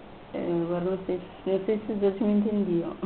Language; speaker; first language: Portuguese; non-native, local second language; Kabuverdianu